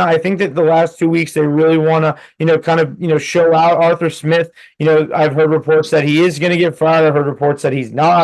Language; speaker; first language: English; native; English